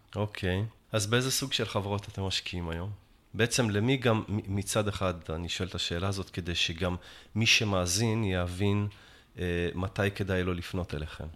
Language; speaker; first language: Hebrew; native; Hebrew